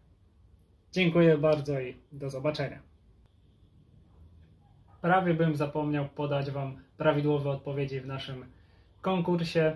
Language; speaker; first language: Polish; native; Polish